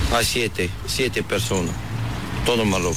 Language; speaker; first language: Spanish; non-native, learner; Arabic